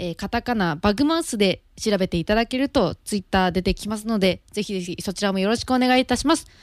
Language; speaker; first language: Japanese; native; Japanese